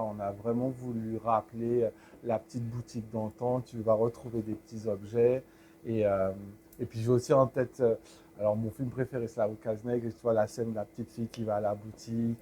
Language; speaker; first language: French; native; French